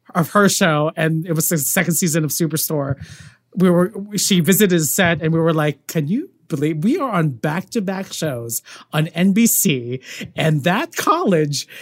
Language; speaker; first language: English; non-native, local second language; Filipino